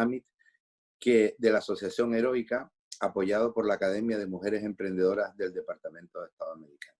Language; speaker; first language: Spanish; native; Spanish